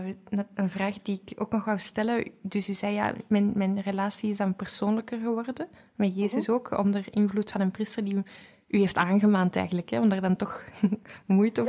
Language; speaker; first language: Dutch; native; Dutch